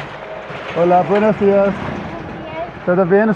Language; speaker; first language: Spanish; non-native, learner; Hindi